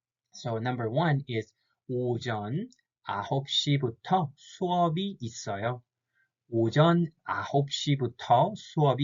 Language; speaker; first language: Korean; non-native, fluent; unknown